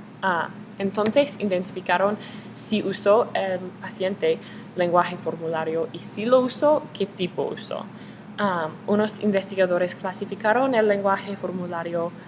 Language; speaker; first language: Spanish; non-native, learner; English